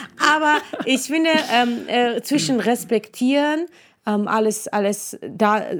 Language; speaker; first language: German; non-native, fluent; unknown